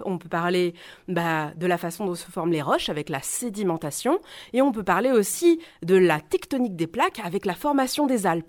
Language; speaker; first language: French; native; French